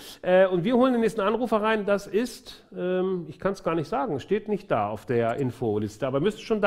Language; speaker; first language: German; native; German